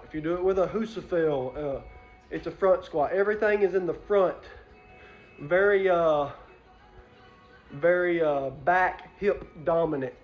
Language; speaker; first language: English; native; English